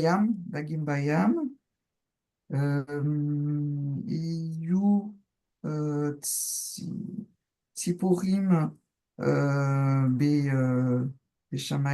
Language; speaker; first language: Hebrew; non-native, learner; French